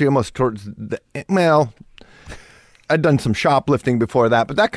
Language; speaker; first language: English; early bilingual, other home language; German